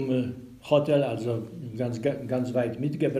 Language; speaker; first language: German; non-native, learner; Polish